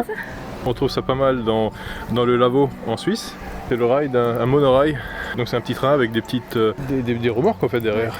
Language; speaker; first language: French; native; French